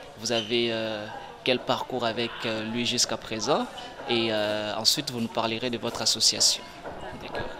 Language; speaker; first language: French; non-native, local second language; Lingala